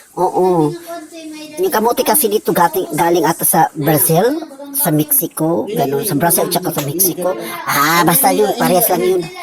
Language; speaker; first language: Filipino; non-native, local second language; Cebuano